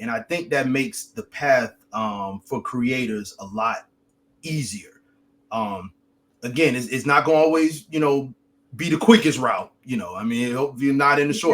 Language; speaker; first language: English; native; English